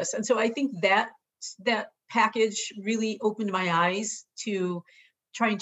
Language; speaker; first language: English; native; English